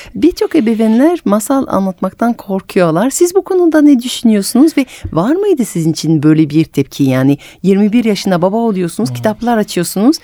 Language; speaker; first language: Turkish; non-native, fluent; French